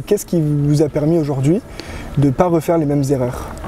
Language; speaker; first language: French; native; French